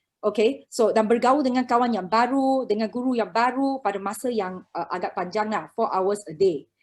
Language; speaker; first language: Malay; non-native, local second language; Chinese